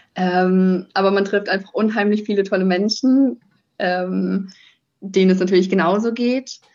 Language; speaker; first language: German; native; German